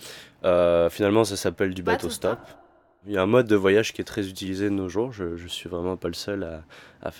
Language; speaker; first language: French; native; French